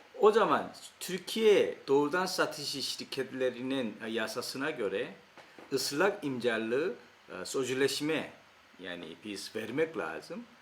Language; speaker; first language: Turkish; non-native, fluent; Korean